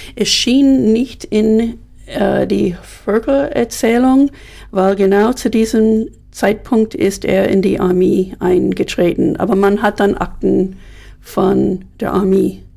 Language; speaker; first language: German; non-native, fluent; English